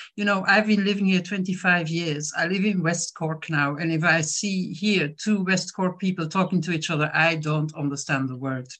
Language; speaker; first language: English; non-native, fluent; French